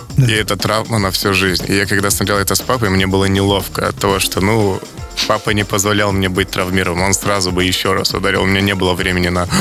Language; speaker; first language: Russian; early bilingual, other home language; Azerbaijani